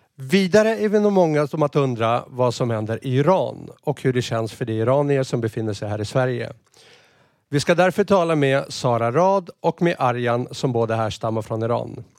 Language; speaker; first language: Swedish; native; Swedish